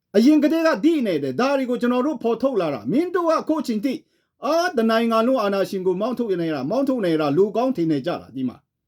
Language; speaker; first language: Burmese; non-native, local second language; Kachin